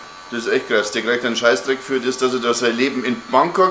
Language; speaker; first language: German; native; German